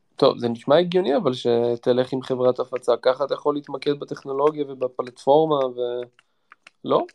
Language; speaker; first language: Hebrew; native; Hebrew